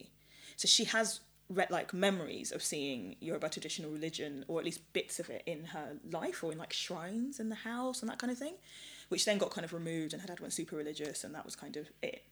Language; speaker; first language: English; early bilingual, other home language; Yoruba